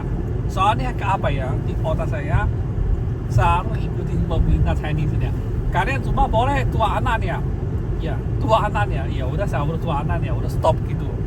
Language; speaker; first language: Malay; non-native, fluent; Chinese